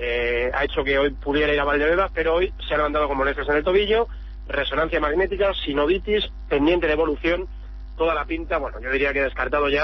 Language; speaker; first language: Spanish; native; Spanish